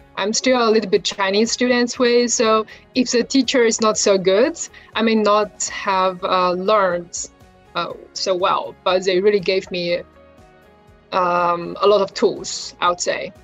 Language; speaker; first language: English; non-native, fluent; Chinese